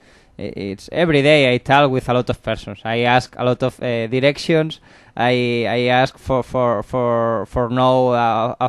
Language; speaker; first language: English; non-native, learner; Spanish